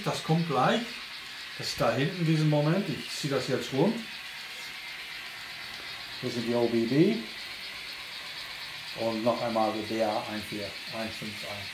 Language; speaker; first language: German; non-native, learner; English